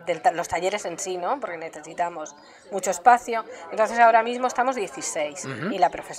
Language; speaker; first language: Spanish; native; Spanish